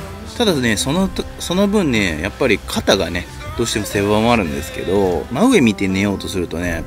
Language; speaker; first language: Japanese; native; Japanese